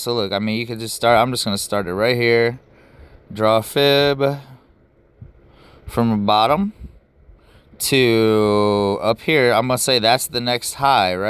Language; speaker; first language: English; native; English